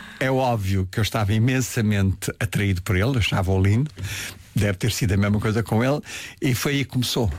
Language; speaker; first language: Portuguese; early bilingual, heritage; Portuguese